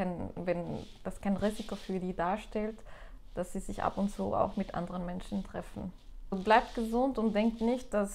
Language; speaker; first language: German; non-native, fluent; Spanish